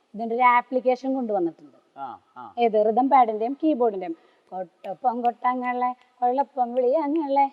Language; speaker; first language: Malayalam; native; Malayalam